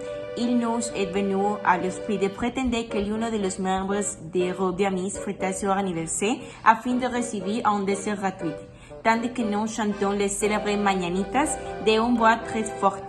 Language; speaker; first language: French; non-native, learner; Spanish